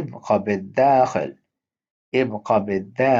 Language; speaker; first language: Arabic; non-native, fluent; Urdu